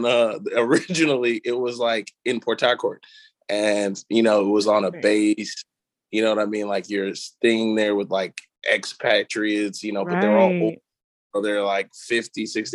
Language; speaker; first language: English; native; English